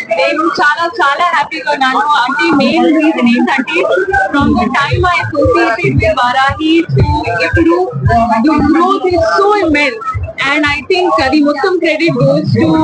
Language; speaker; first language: Telugu; non-native, learner; Hindi